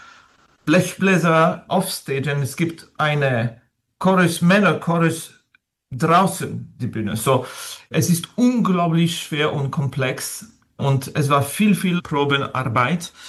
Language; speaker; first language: German; non-native, fluent; French